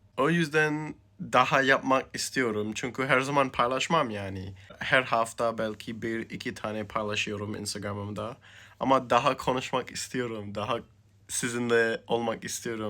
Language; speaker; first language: Turkish; early bilingual, heritage; Turkish